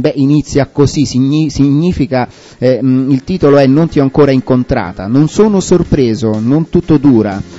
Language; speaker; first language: Italian; native; Italian